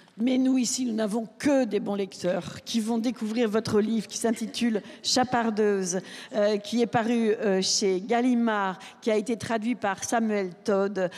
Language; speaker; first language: French; native; French